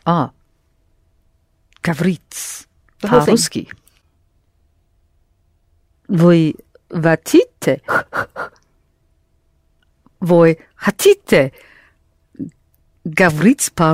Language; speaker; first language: Russian; non-native, learner; English